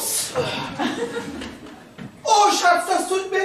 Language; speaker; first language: German; native; German